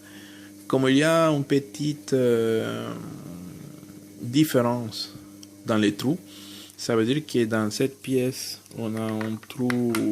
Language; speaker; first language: French; non-native, fluent; Spanish